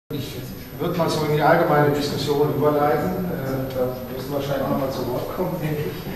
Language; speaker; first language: German; native; German